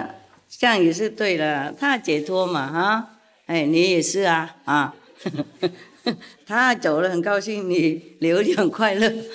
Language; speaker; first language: Chinese; non-native, fluent; Vietnamese